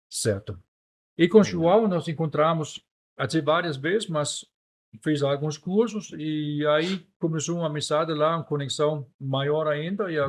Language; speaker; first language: Portuguese; non-native, fluent; Danish